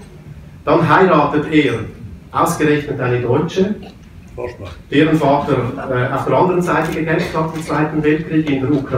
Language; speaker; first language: German; native; German